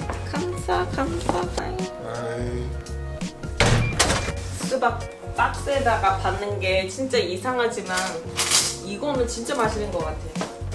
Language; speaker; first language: Korean; non-native, fluent; English